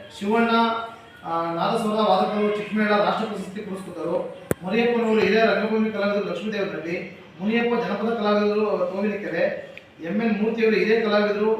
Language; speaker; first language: Kannada; native; Kannada